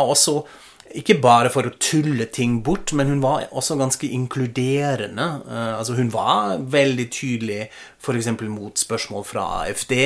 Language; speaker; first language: Norwegian; non-native, fluent; German